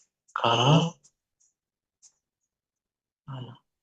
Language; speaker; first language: Japanese; non-native, learner; Indonesian